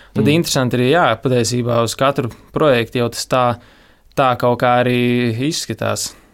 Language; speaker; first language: Latvian; native; Latvian